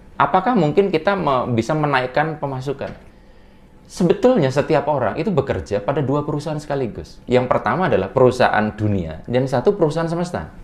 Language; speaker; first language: Indonesian; native; Indonesian